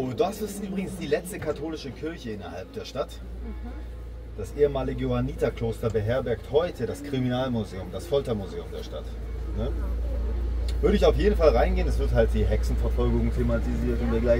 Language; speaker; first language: German; native; German